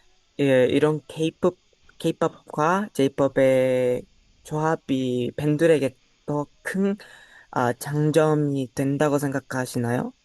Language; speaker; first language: Korean; non-native, learner; Spanish